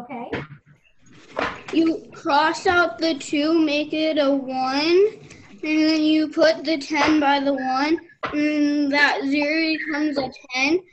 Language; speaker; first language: English; native; English